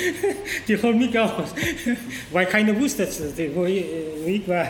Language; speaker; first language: German; non-native, learner; Vietnamese